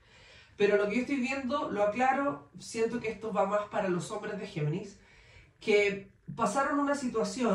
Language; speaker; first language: Spanish; native; Spanish